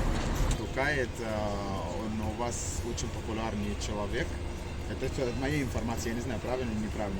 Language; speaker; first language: Russian; non-native, learner; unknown